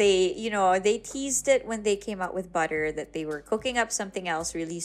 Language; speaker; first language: English; non-native, local second language; Filipino